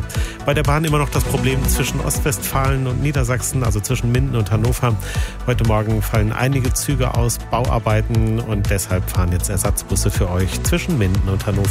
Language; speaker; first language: German; native; German